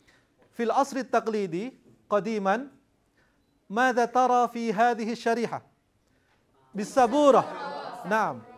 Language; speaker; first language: Arabic; non-native, fluent; Indonesian